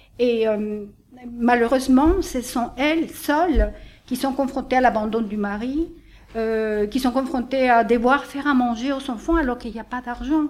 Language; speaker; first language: French; non-native, fluent; Spanish